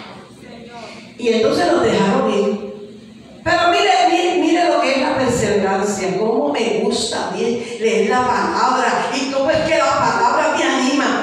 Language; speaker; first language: Spanish; native; Spanish